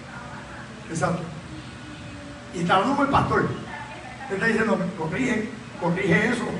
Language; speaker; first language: Spanish; native; Spanish